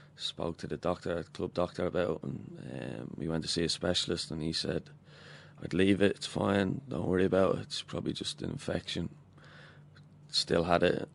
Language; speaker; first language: English; native; English